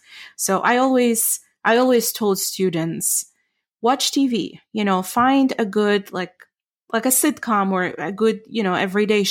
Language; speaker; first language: English; non-native, fluent; Ukrainian